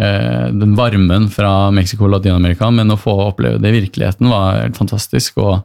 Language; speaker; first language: Norwegian; native; Norwegian